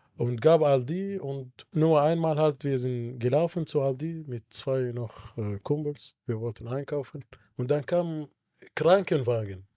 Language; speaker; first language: German; non-native, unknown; Arabic